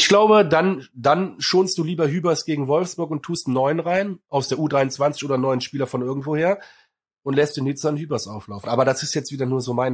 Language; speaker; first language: German; native; German